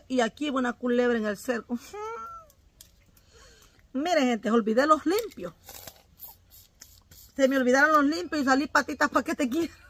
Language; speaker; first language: Spanish; native; Spanish